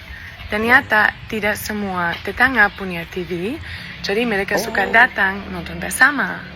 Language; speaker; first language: Indonesian; non-native, fluent; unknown